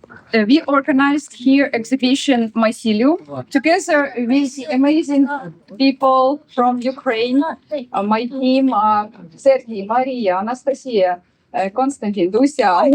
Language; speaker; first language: English; non-native, learner; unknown